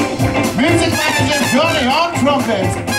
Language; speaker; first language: English; native; English